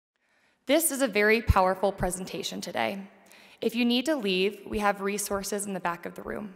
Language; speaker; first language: English; native; English